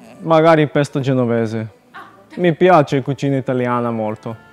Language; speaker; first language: Italian; non-native, learner; Macedonian